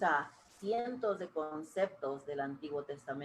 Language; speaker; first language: Spanish; native; Spanish